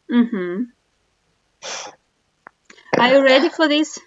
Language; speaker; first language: English; non-native, fluent; Russian